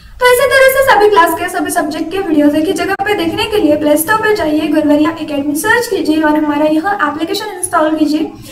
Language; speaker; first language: Hindi; non-native, local second language; Marathi